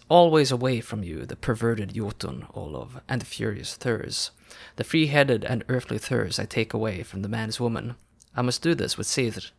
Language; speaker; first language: English; non-native, fluent; Norwegian